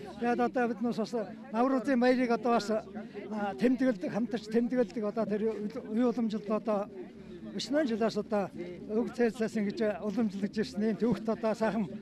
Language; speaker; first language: Mongolian; non-native, local second language; Kazakh